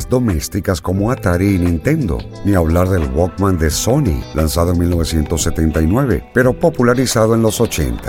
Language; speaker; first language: Spanish; native; Spanish